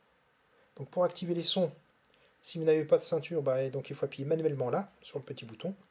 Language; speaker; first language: French; native; French